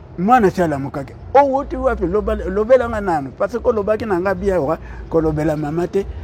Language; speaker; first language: Lingala; non-native, local second language; Kongo